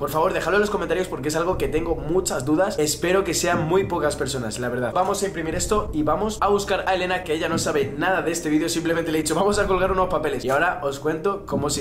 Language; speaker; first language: Spanish; native; Spanish